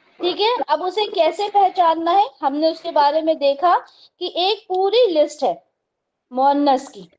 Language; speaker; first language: Urdu; native; Urdu